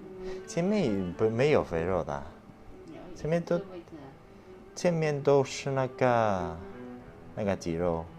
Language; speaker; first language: Chinese; non-native, fluent; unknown